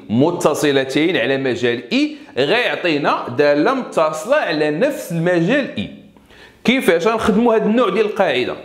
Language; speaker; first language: Arabic; native; Arabic